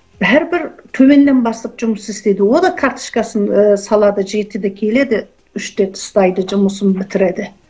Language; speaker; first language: Kazakh; early bilingual, heritage; Kazakh